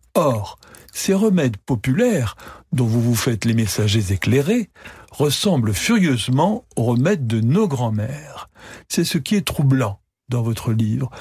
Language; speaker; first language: French; native; French